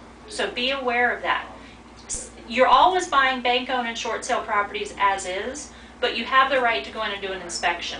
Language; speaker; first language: English; native; English